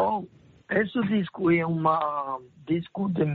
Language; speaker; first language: Portuguese; non-native, learner; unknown